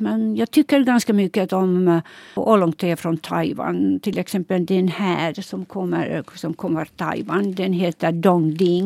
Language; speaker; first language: Swedish; non-native, local second language; Finnish